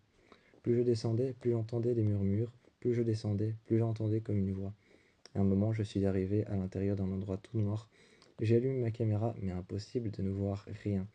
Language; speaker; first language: French; native; French